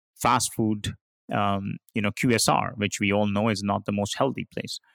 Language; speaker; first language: English; non-native, local second language; Hindi